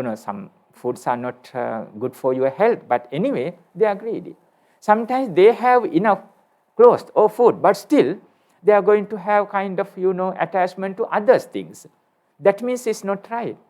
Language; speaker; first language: English; non-native, local second language; Sinhala